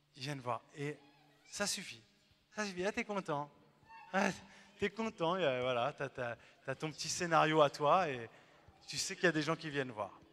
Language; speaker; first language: French; native; French